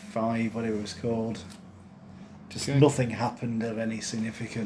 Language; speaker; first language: English; native; English